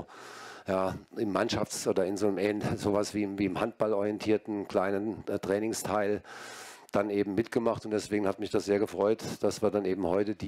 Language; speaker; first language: German; native; German